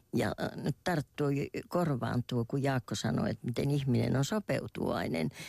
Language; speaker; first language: Finnish; native; Finnish